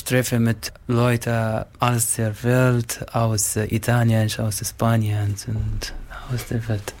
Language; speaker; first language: German; non-native, learner; Arabic